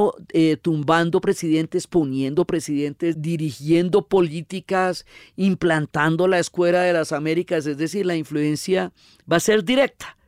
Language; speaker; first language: Spanish; native; Spanish